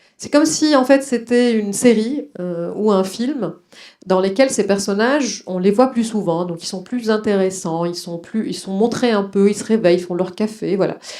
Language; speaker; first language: French; non-native, local second language; Arabic